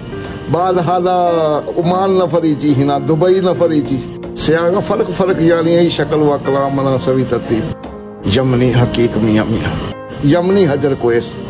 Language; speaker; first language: Arabic; non-native, learner; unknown